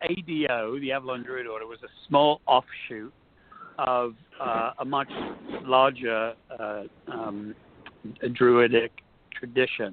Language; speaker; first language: English; native; English